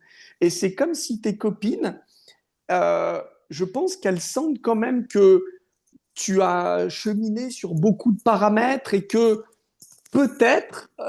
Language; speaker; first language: French; native; French